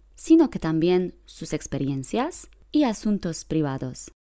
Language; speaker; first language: Spanish; non-native, fluent; Polish